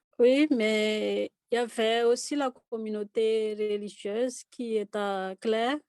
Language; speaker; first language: French; non-native, local second language; Malagasy